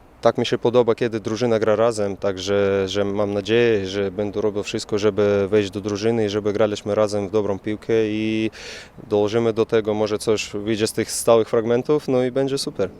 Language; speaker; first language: Polish; non-native, fluent; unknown